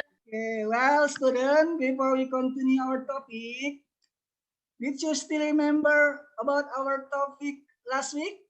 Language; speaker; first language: English; non-native, learner; Indonesian